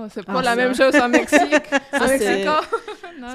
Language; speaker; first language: French; non-native, fluent; Spanish